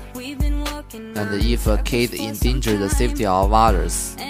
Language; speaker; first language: English; non-native, learner; Chinese